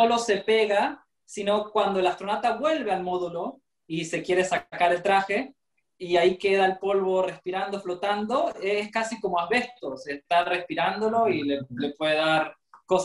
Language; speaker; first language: Spanish; native; Spanish